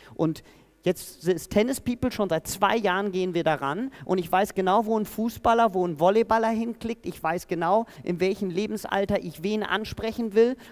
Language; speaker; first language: German; native; German